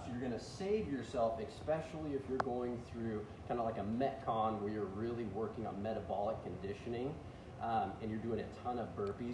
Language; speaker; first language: English; native; English